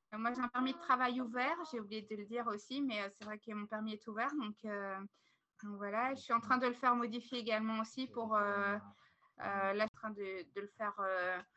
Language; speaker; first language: French; native; French